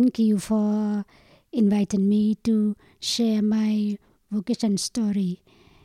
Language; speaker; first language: English; non-native, learner; Vietnamese